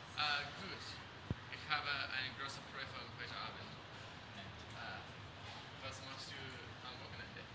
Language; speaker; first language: German; non-native, learner; English